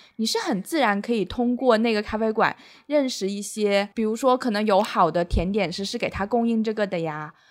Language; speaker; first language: Chinese; native; Chinese